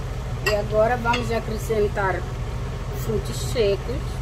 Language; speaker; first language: Portuguese; non-native, local second language; Upper Guinea Crioulo